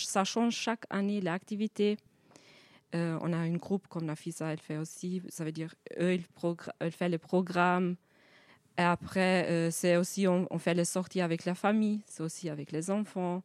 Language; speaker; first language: French; non-native, learner; Albanian